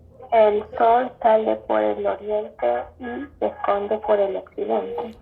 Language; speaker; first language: Spanish; native; Spanish